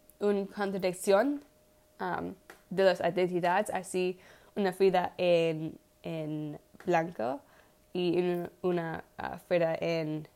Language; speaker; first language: Spanish; non-native, learner; English